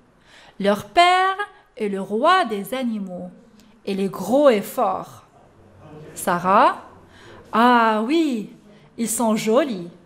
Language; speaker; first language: French; non-native, local second language; Arabic